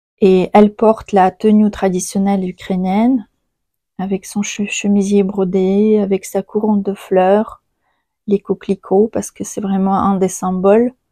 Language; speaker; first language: French; non-native, fluent; Ukrainian